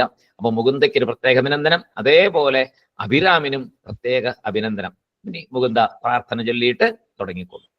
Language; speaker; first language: Malayalam; native; Malayalam